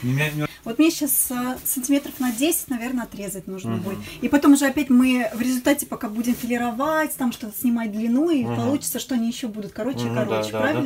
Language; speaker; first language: Russian; native; Russian